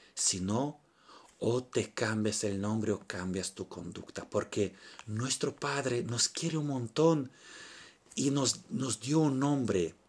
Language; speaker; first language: Spanish; non-native, fluent; Romanian